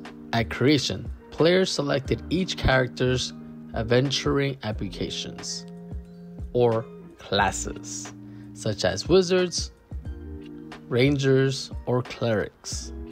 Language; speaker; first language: English; native; English